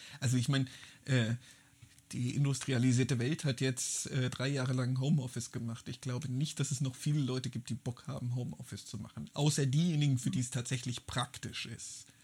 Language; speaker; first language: German; native; German